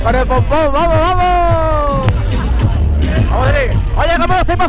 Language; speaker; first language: Spanish; native; Spanish